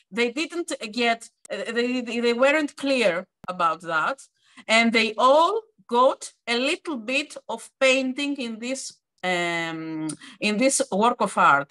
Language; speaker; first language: English; non-native, fluent; Greek